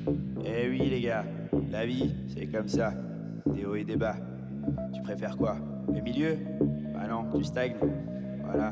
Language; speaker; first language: French; native; French